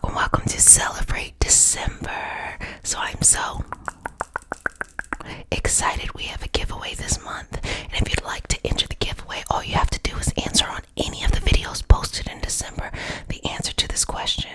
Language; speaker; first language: English; native; English